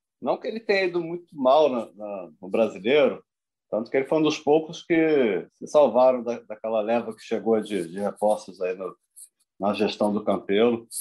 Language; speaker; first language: Portuguese; native; Portuguese